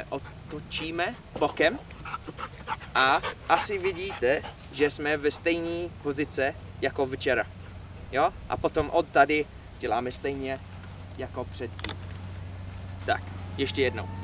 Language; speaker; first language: Czech; non-native, learner; English